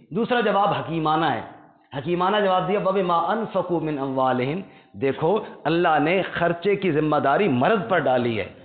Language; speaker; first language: Urdu; non-native, local second language; Punjabi